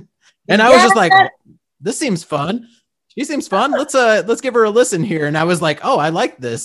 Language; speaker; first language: English; native; English